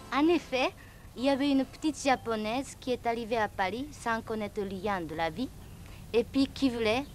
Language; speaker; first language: French; non-native, fluent; Japanese